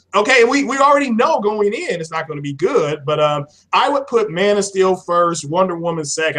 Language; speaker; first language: English; native; English